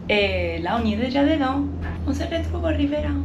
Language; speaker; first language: French; non-native, fluent; Spanish